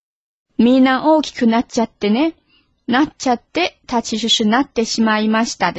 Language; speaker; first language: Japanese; non-native, fluent; Chinese